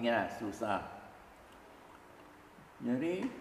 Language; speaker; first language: Indonesian; early bilingual, other home language; Min Nan Chinese